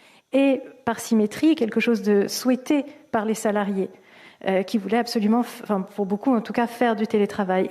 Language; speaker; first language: French; native; French